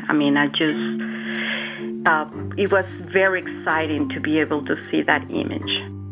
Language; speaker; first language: English; non-native, fluent; Spanish